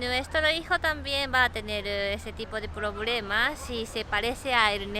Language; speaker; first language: Spanish; non-native, fluent; Japanese